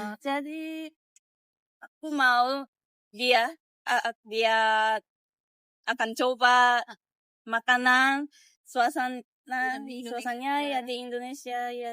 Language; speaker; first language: Indonesian; non-native, learner; Japanese